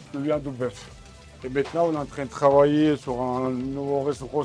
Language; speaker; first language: French; non-native, learner; Georgian